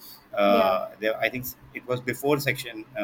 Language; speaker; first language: English; non-native, local second language; Hindi